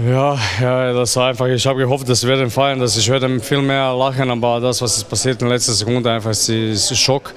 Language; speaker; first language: German; non-native, learner; Croatian